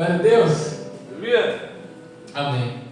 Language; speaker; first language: Portuguese; native; Portuguese